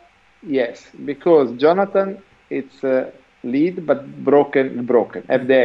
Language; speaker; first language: English; non-native, learner; Italian